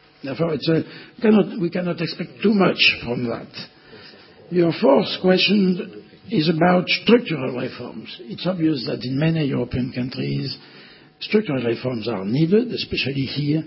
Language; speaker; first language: English; non-native, fluent; French